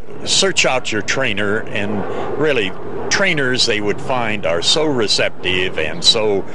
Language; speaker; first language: English; native; English